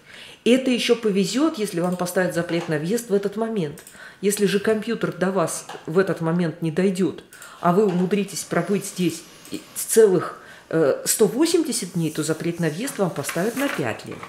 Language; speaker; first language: Russian; native; Russian